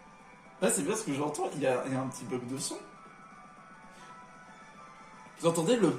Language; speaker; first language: French; native; French